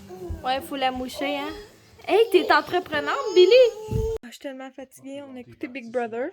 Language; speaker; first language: French; native; French